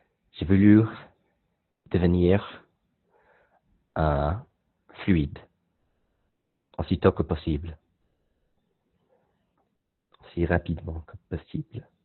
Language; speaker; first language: French; non-native, learner; English